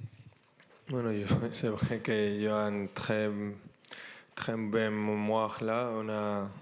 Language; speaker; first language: French; non-native, fluent; Spanish